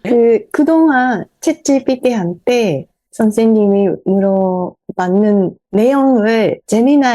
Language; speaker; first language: Korean; non-native, fluent; Japanese